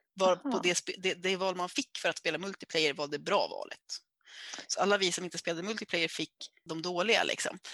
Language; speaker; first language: Swedish; native; Swedish